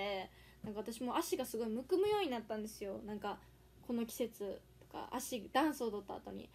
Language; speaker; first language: Japanese; native; Japanese